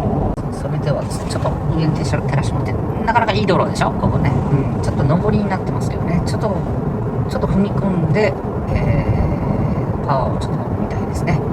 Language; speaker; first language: Japanese; native; Japanese